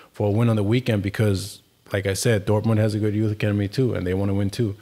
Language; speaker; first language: English; non-native, fluent; German